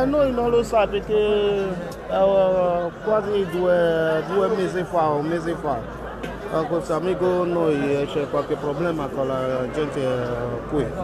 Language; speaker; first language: Italian; non-native, learner; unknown